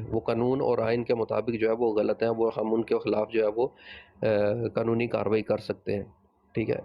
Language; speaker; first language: Urdu; non-native, local second language; Punjabi